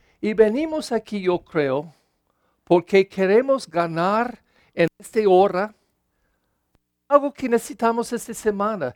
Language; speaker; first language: Spanish; non-native, learner; English